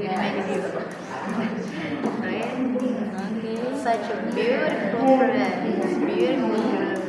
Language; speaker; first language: English; non-native, learner; Indonesian